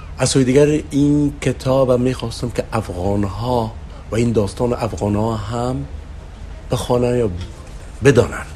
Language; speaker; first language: Persian; native; Persian